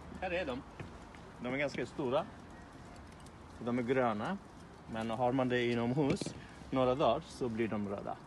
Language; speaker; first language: Swedish; non-native, fluent; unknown